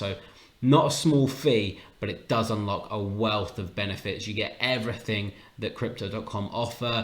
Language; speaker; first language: English; native; English